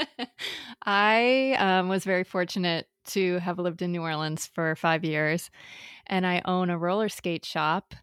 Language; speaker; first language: English; native; English